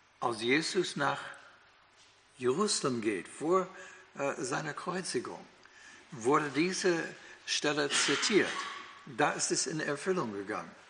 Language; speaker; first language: German; non-native, fluent; English